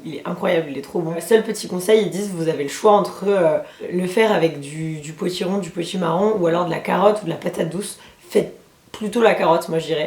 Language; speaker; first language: French; native; French